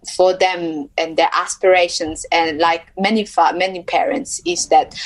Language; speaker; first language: English; non-native, local second language; Mizo